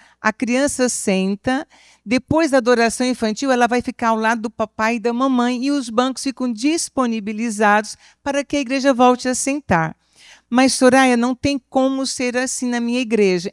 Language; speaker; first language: Portuguese; native; Portuguese